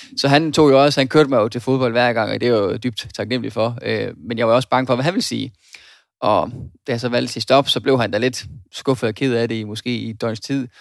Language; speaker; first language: Danish; native; Danish